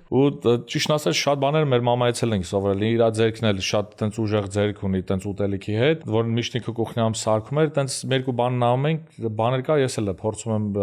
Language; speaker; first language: Armenian; early bilingual, heritage; Armenian